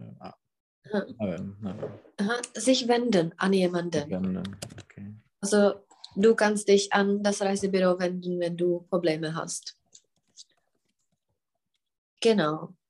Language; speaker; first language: German; non-native, fluent; Czech